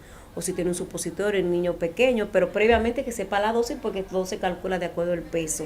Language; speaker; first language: Spanish; native; Spanish